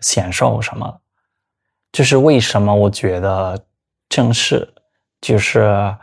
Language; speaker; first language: Chinese; non-native, fluent; Spanish